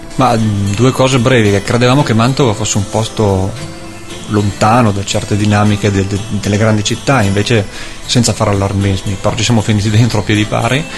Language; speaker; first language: Italian; native; Italian